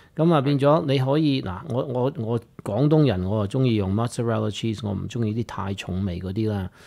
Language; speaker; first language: Cantonese; native; Cantonese